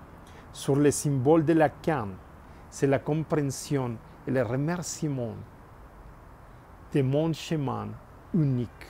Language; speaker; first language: French; non-native, learner; Spanish